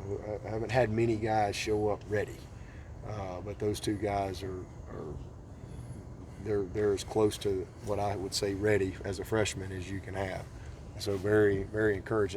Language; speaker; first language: English; native; English